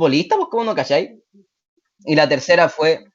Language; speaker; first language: Spanish; native; Spanish